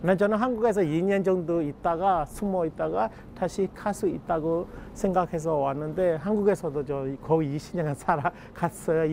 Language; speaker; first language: Korean; non-native, fluent; Burmese